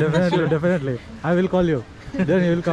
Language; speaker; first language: English; non-native, local second language; Hindi